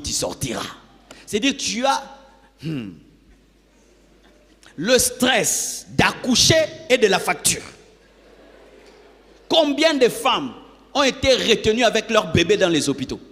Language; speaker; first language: French; non-native, local second language; Lingala